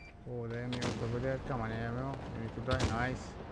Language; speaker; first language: English; non-native, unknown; Italian